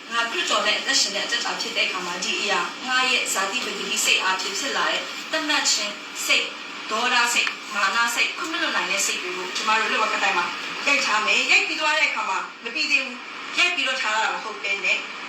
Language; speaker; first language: Burmese; non-native, local second language; Hakha Chin